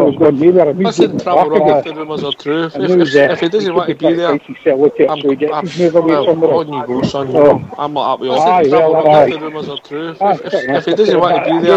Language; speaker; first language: English; native; English